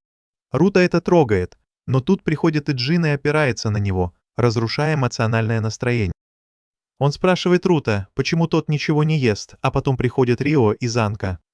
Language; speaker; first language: Russian; native; Russian